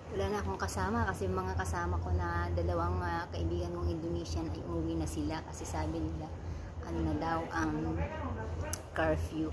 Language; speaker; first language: Filipino; native; Filipino